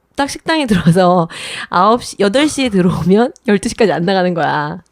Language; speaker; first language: Korean; native; Korean